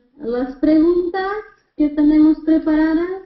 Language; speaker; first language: Spanish; non-native, fluent; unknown